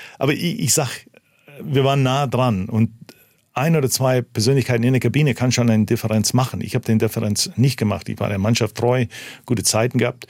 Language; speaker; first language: German; early bilingual, heritage; German